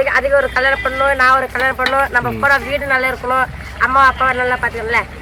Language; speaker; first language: Tamil; non-native, local second language; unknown